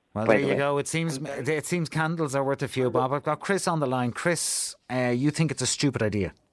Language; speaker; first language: English; native; English